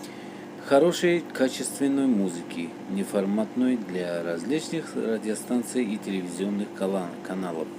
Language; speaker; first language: Russian; non-native, local second language; Tajik